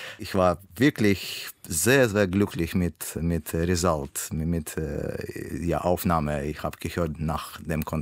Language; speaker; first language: German; non-native, learner; Russian